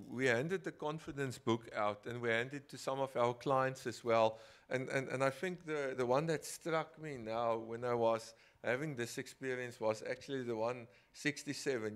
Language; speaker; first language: English; non-native, local second language; Afrikaans